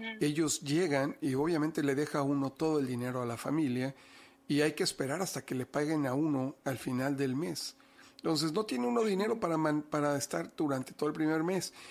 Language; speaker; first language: Spanish; native; Spanish